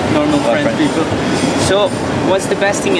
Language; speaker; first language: English; non-native, learner; Turkish